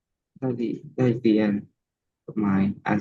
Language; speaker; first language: English; non-native, learner; Vietnamese